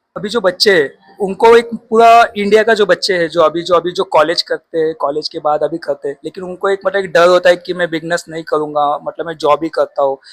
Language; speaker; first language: Hindi; non-native, local second language; Marathi